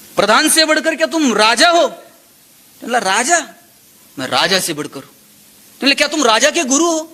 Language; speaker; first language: Hindi; non-native, local second language; Marathi